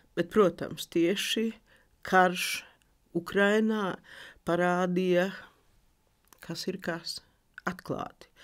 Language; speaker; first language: Latvian; native; Latvian